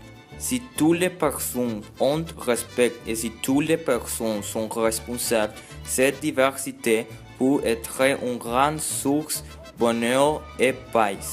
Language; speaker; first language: French; non-native, learner; Spanish